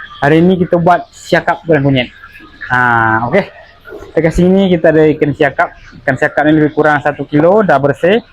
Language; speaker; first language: Malay; native; Malay